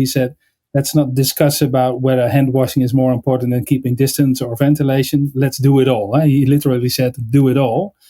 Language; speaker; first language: English; non-native, fluent; Dutch